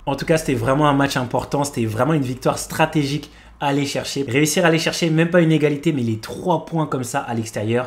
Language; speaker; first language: French; native; French